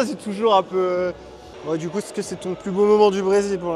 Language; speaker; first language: French; native; French